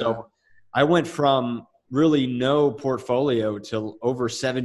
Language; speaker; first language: English; native; English